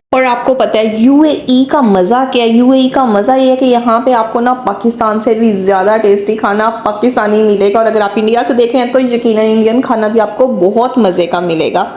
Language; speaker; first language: Urdu; native; Urdu